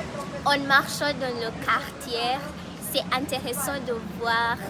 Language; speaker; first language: French; non-native, fluent; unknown